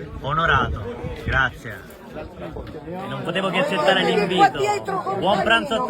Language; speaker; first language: Italian; native; Italian